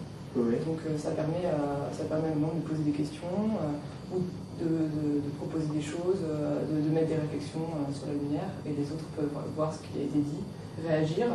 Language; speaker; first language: French; native; French